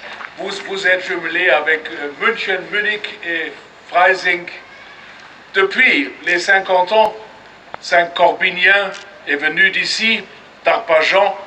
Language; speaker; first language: French; non-native, fluent; German